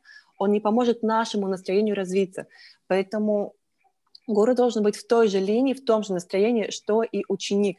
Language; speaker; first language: Russian; native; Russian